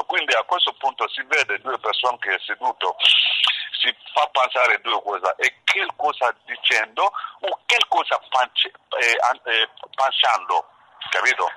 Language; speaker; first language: Italian; non-native, learner; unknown